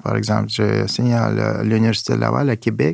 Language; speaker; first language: French; non-native, fluent; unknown